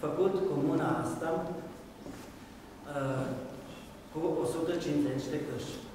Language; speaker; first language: Romanian; non-native, local second language; German